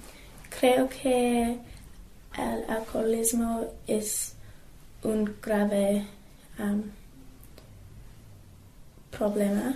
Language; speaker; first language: Spanish; non-native, learner; English